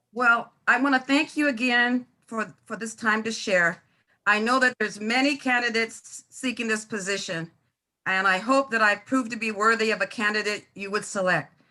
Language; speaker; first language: English; native; English